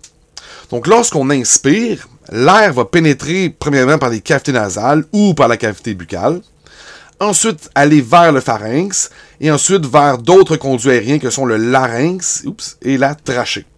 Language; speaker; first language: French; native; French